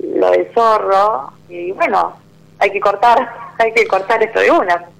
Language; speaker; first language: Spanish; native; Spanish